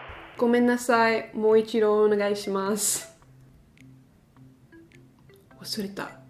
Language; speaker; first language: Japanese; non-native, learner; English